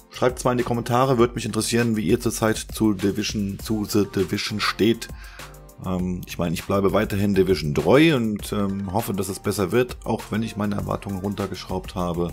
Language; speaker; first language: German; native; German